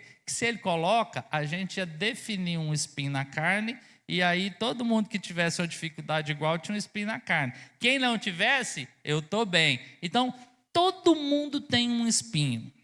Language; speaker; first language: Portuguese; native; Portuguese